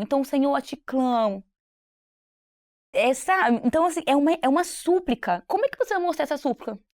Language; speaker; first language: Portuguese; native; Portuguese